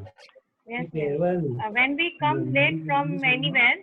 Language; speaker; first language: English; non-native, learner; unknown